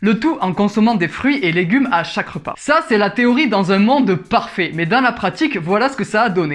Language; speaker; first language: French; native; French